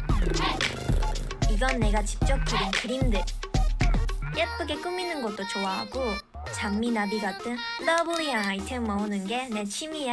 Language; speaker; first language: Korean; non-native, fluent; Japanese